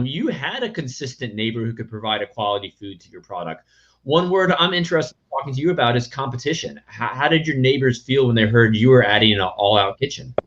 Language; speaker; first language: English; native; English